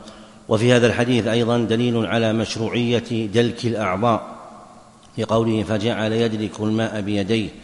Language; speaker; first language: Arabic; native; Arabic